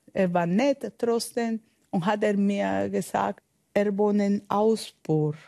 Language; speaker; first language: German; non-native, learner; Spanish